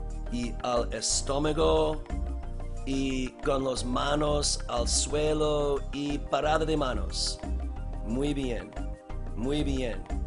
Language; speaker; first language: Spanish; non-native, learner; English